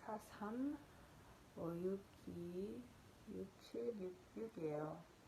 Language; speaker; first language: Korean; non-native, learner; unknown